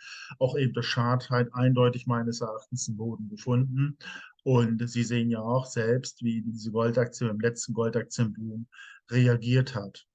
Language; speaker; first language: German; native; German